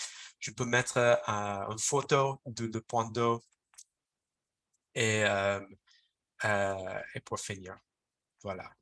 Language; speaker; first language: French; non-native, fluent; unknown